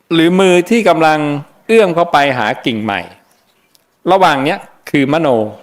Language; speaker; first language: Thai; native; Thai